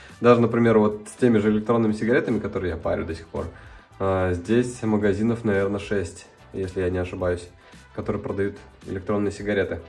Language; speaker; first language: Russian; native; Russian